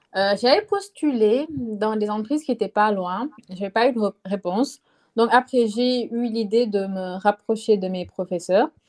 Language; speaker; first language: French; non-native, local second language; Wolof